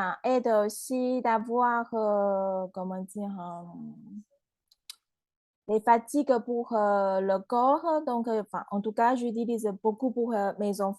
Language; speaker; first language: French; non-native, fluent; Chinese